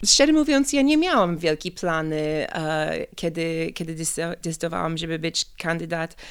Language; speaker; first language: Polish; non-native, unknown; English